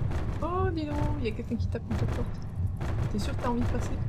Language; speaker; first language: French; native; French